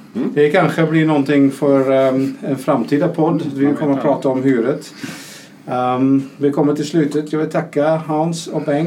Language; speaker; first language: Swedish; non-native, fluent; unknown